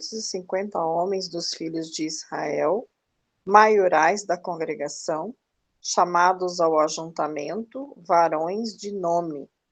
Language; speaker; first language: Portuguese; native; Portuguese